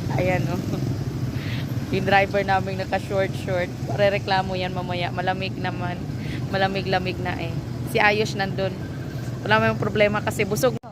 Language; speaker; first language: Filipino; non-native, local second language; Cebuano